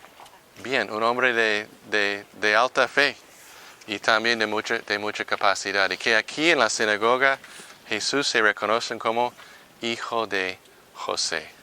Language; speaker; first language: Spanish; non-native, fluent; English